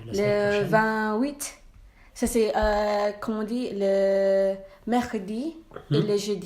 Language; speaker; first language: French; non-native, learner; Malay